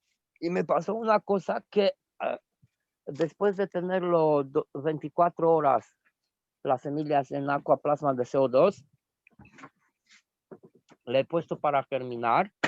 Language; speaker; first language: Spanish; non-native, fluent; Romanian